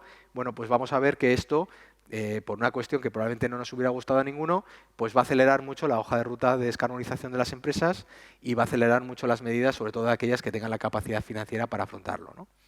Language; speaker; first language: Spanish; native; Spanish